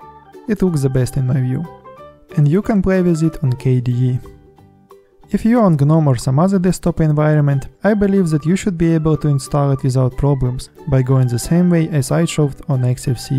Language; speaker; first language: English; non-native, fluent; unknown